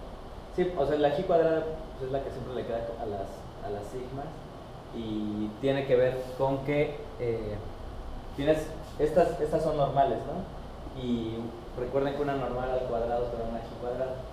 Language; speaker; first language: Spanish; native; Spanish